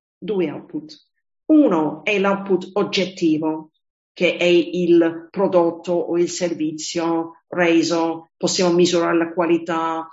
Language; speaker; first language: Italian; non-native, fluent; English